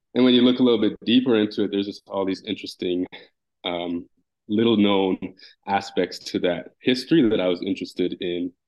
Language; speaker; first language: English; native; English